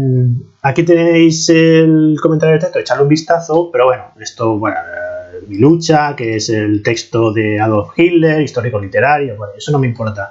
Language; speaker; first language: Spanish; native; Spanish